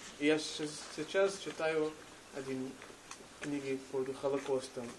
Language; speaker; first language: Russian; non-native, learner; English